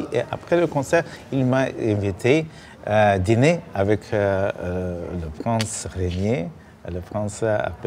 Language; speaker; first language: French; non-native, learner; Russian